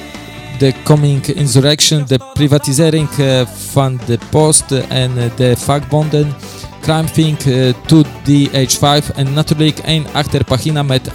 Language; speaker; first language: Dutch; non-native, fluent; Polish